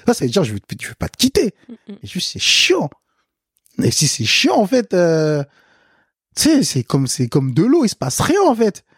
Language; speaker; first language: French; early bilingual, other home language; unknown